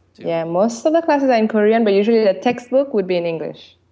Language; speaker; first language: English; early bilingual, other home language; French